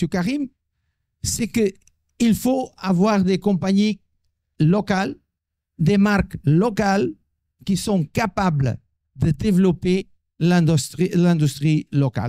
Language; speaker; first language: French; non-native, fluent; Portuguese